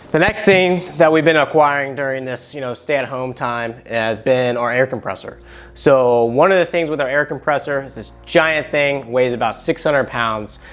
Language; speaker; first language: English; native; English